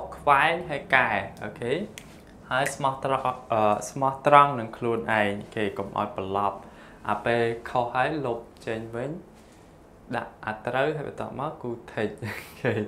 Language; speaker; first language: Khmer; native; Khmer